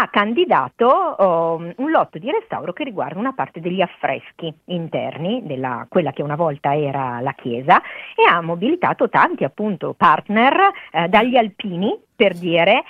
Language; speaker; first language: Italian; native; Italian